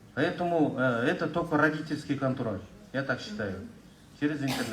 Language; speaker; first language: Russian; non-native, local second language; Kazakh